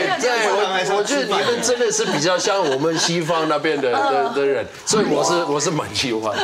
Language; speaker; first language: Chinese; non-native, fluent; German